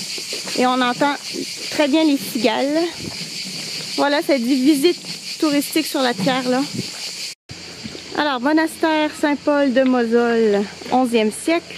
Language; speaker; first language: French; native; French